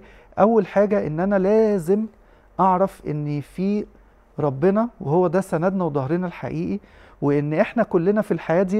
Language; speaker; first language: Arabic; native; Arabic